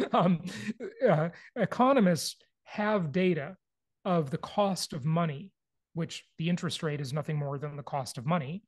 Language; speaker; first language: English; native; English